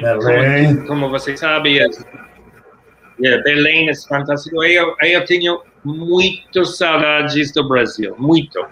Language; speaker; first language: Portuguese; non-native, learner; English